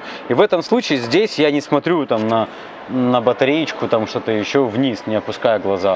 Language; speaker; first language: Russian; native; Russian